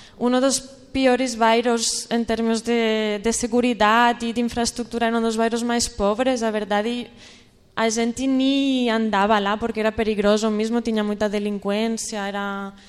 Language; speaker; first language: Portuguese; non-native, fluent; Catalan